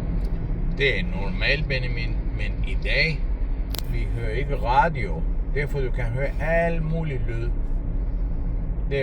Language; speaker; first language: Danish; non-native, learner; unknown